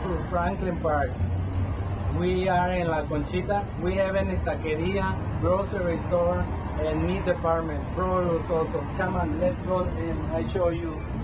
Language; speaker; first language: English; non-native, learner; Spanish